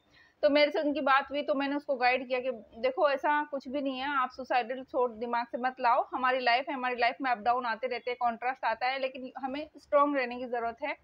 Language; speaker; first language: Hindi; native; Hindi